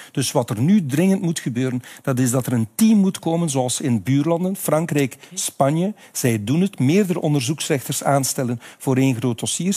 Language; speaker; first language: Dutch; native; Dutch